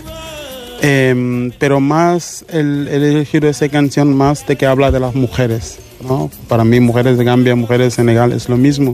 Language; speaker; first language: Spanish; non-native, fluent; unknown